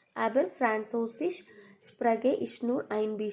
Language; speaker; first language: German; non-native, learner; Malayalam